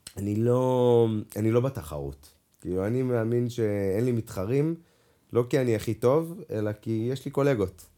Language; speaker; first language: Hebrew; non-native, local second language; Arabic